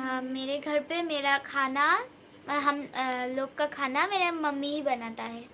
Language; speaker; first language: Hindi; non-native, local second language; Bangla